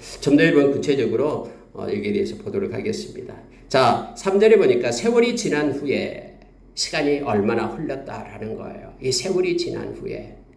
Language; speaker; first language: Korean; native; Korean